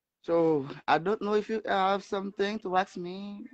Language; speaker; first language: English; non-native, learner; Haitian Creole